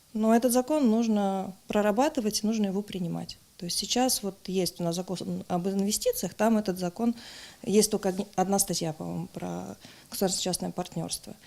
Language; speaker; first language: Russian; native; Russian